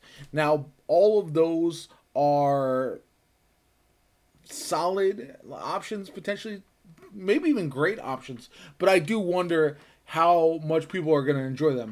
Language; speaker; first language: English; native; English